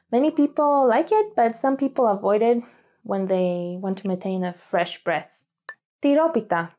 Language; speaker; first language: English; non-native, fluent; Greek